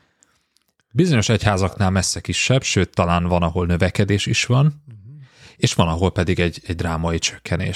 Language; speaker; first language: Hungarian; native; Hungarian